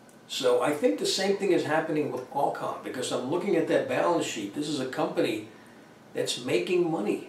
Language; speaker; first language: English; native; English